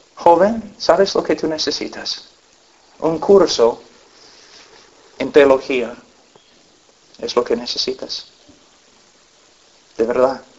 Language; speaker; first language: Spanish; non-native, fluent; English